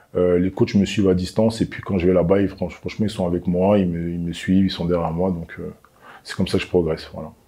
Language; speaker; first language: French; native; French